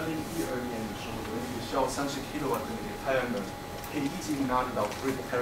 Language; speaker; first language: Chinese; non-native, fluent; German